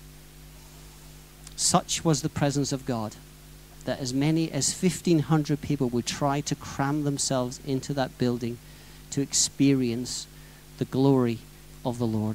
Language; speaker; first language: English; native; English